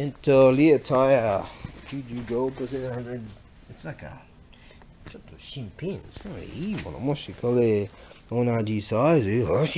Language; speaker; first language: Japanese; non-native, learner; English